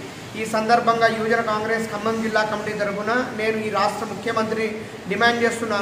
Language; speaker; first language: Telugu; native; Telugu